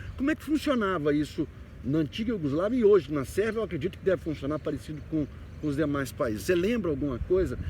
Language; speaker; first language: Portuguese; native; Portuguese